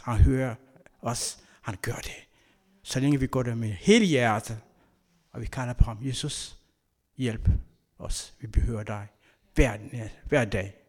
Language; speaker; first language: Danish; non-native, learner; Kabuverdianu